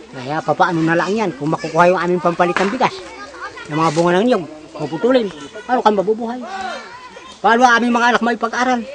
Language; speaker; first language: Filipino; non-native, local second language; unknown